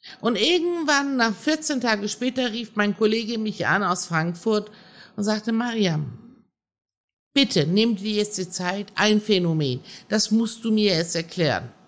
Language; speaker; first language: German; early bilingual, other home language; Persian